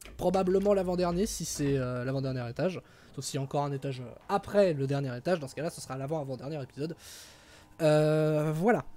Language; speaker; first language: French; native; French